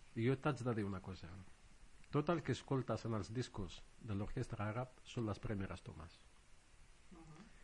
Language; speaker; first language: Catalan; non-native, fluent; Arabic